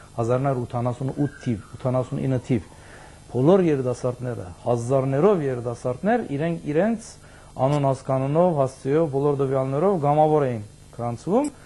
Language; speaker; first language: Armenian; early bilingual, heritage; Armenian